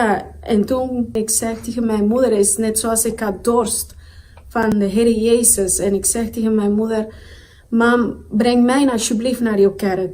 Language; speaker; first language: Dutch; non-native, local second language; Papiamento